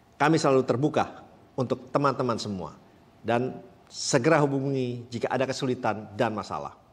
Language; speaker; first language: Indonesian; native; Indonesian